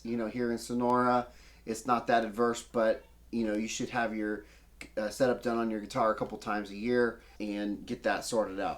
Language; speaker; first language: English; native; English